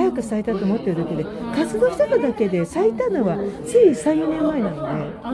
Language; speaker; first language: Japanese; native; Japanese